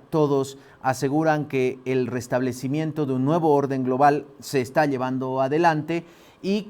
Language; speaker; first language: Spanish; native; Spanish